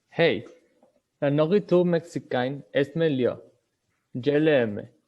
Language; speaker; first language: French; non-native, learner; Spanish